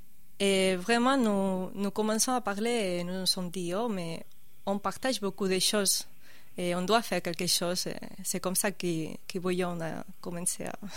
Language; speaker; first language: French; non-native, fluent; Spanish